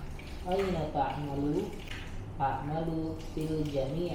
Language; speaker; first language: Arabic; non-native, learner; Indonesian